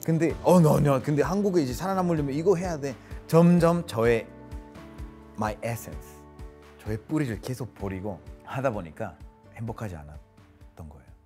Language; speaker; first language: Korean; non-native, fluent; Spanish